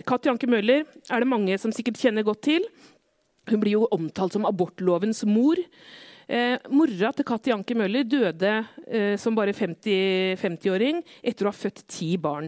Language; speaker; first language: Norwegian; native; Norwegian